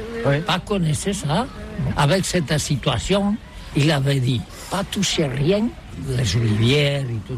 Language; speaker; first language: French; non-native, learner; Catalan